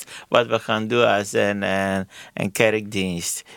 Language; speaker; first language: Dutch; non-native, learner; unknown